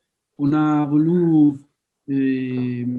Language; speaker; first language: French; non-native, fluent; Italian